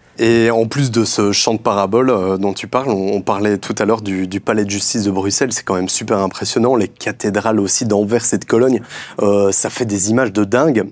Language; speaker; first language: French; native; French